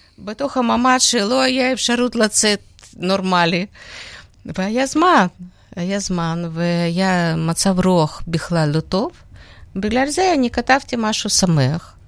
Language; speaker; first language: Hebrew; non-native, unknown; Russian